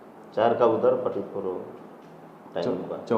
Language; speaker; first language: Hindi; non-native, local second language; Odia